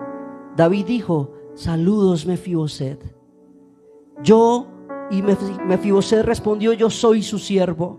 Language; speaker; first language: Spanish; native; Spanish